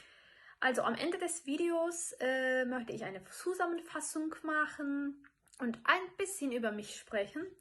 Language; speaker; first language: German; non-native, fluent; Turkish